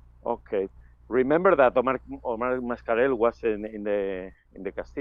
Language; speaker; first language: English; non-native, fluent; Spanish